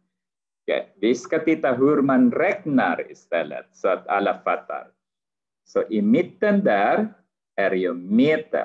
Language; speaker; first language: Swedish; non-native, fluent; Arabic